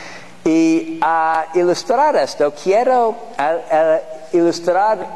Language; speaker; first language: Spanish; non-native, fluent; English